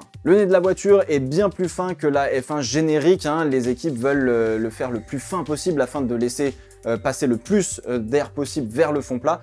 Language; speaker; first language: French; native; French